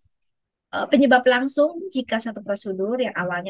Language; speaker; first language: Indonesian; native; Indonesian